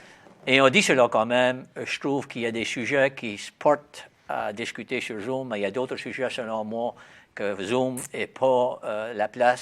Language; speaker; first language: French; native; French